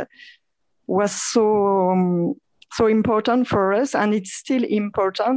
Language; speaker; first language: English; non-native, learner; French